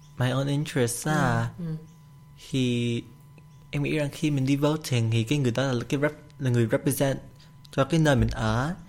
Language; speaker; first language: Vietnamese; early bilingual, heritage; Vietnamese